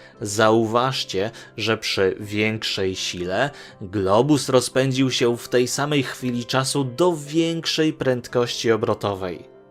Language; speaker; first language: Polish; native; Polish